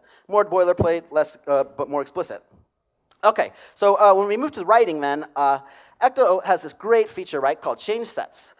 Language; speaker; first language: English; native; English